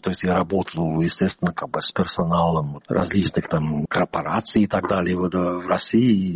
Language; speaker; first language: Russian; non-native, fluent; English